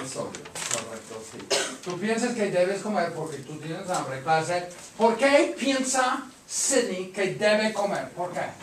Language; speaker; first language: Spanish; non-native, fluent; English